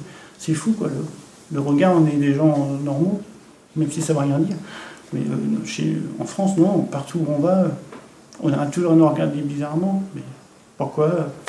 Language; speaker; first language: French; native; French